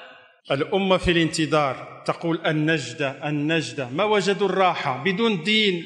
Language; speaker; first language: Arabic; non-native, fluent; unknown